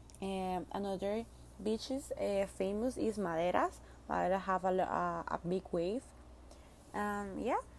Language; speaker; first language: English; non-native, learner; Spanish